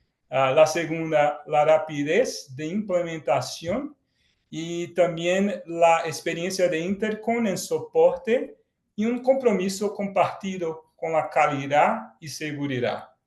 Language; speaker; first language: Spanish; non-native, fluent; Portuguese